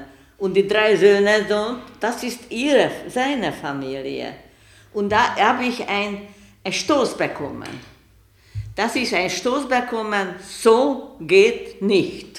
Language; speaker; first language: German; non-native, learner; Hungarian